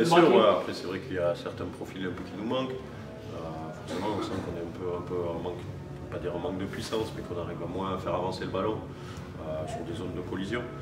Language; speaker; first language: French; native; French